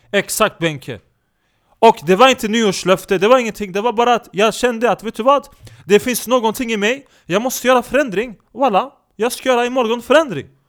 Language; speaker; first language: Swedish; early bilingual, other home language; Turkish